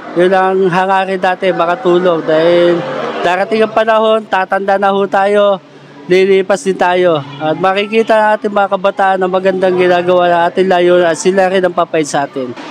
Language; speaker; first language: Filipino; native; Filipino